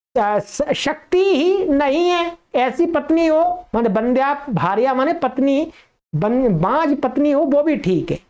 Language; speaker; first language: Hindi; native; Hindi